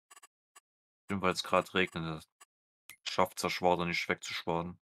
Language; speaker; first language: German; native; German